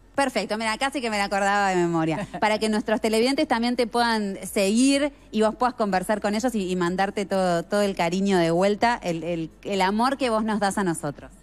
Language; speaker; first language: Spanish; native; Spanish